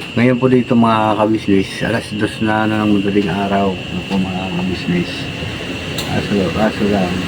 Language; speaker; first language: Filipino; non-native, local second language; Cebuano